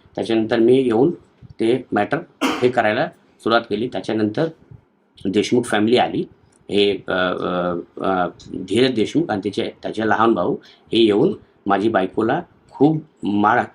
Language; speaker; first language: Marathi; non-native, local second language; Hindi